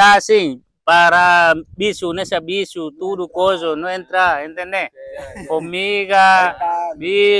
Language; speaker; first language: Portuguese; non-native, learner; Vietnamese